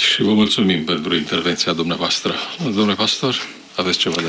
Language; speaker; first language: Romanian; native; Romanian